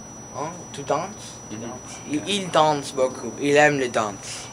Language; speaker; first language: French; non-native, learner; Spanish